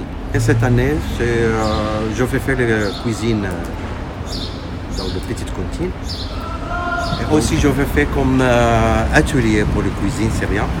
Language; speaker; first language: French; non-native, learner; Arabic